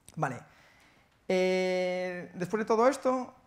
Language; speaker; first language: Spanish; native; Spanish